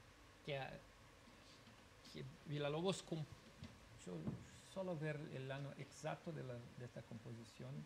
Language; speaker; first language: Spanish; non-native, learner; Portuguese